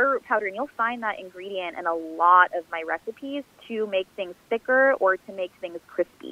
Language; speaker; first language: English; native; English